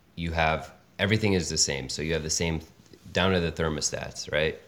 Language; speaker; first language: English; native; English